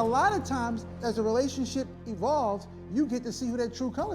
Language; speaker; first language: English; native; English